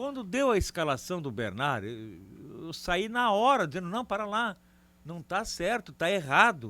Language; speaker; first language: Portuguese; native; Portuguese